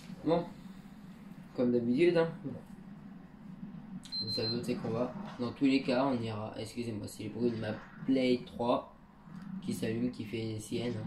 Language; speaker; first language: French; native; French